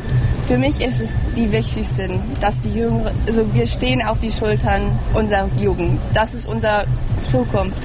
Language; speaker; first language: German; early bilingual, heritage; German